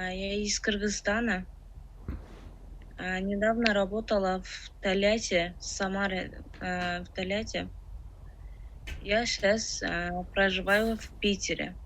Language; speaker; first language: Russian; non-native, learner; Tajik